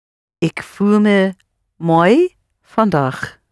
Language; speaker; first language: Dutch; non-native, learner; English